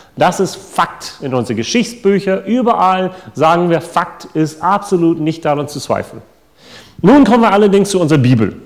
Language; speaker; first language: German; non-native, fluent; English